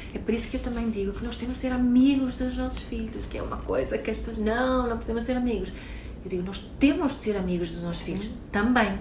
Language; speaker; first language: Portuguese; non-native, fluent; Swedish